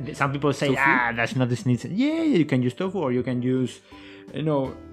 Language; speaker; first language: English; non-native, learner; Spanish